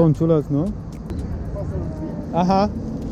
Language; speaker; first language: Spanish; non-native, learner; English